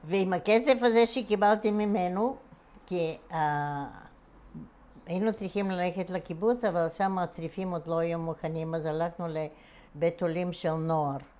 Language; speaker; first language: Hebrew; non-native, fluent; Bulgarian